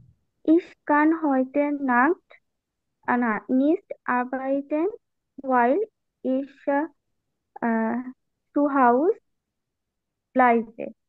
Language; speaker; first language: German; non-native, learner; Bangla